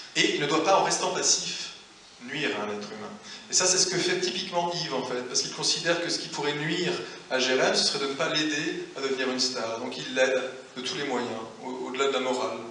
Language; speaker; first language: French; native; French